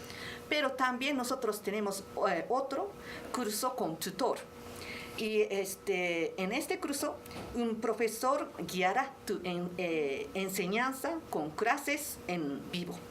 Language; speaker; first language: Spanish; non-native, learner; Japanese